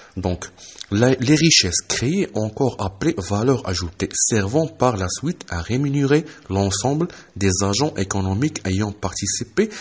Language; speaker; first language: French; non-native, local second language; Arabic